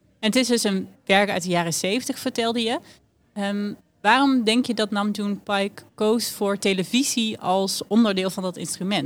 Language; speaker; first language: Dutch; native; Dutch